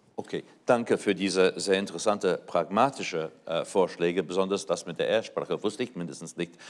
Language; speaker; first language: German; non-native, fluent; English